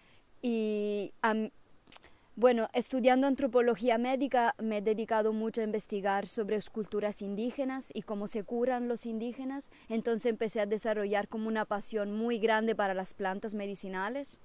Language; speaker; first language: Spanish; non-native, fluent; Italian